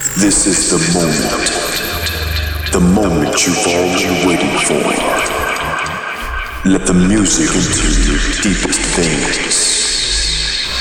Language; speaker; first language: English; non-native, fluent; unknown